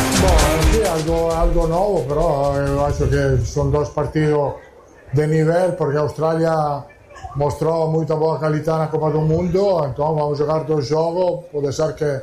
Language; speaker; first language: Portuguese; non-native, fluent; Italian